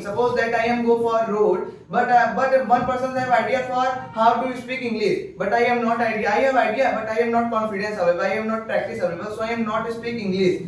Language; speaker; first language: English; non-native, learner; Hindi